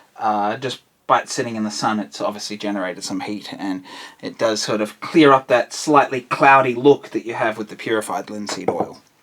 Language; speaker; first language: English; native; English